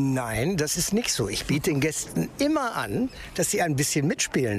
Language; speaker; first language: German; native; German